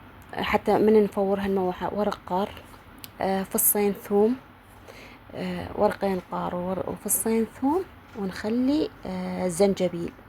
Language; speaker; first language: Arabic; native; Arabic